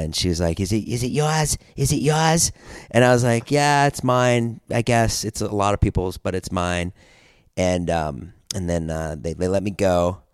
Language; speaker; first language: English; native; English